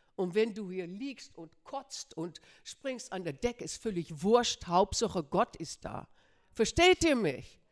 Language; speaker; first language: German; non-native, fluent; Dutch